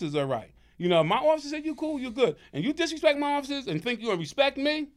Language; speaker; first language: English; native; English